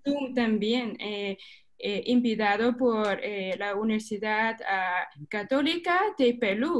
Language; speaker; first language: Spanish; non-native, fluent; Chinese